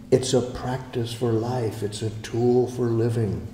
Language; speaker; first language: English; native; English